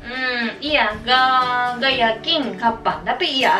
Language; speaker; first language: Indonesian; non-native, learner; Japanese